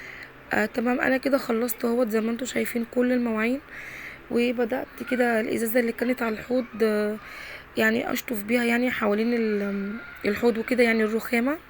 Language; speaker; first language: Arabic; native; Arabic